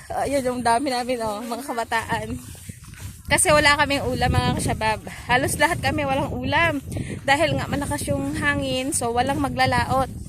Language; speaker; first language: Filipino; non-native, local second language; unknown